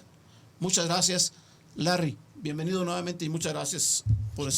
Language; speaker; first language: Spanish; native; Spanish